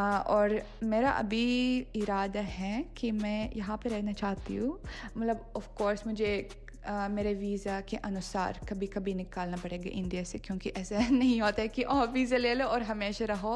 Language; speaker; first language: Hindi; non-native, fluent; Russian